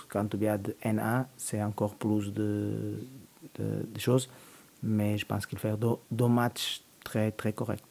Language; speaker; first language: French; non-native, learner; Portuguese